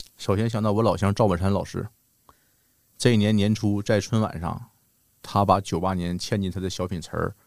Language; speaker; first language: Chinese; native; Chinese